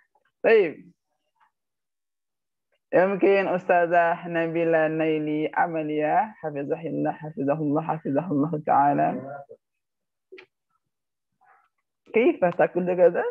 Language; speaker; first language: Arabic; non-native, learner; Indonesian